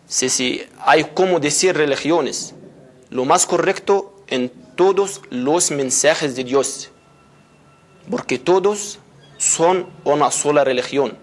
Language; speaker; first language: Spanish; non-native, fluent; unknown